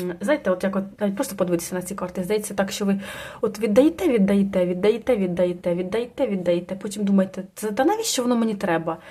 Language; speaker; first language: Ukrainian; non-native, local second language; Russian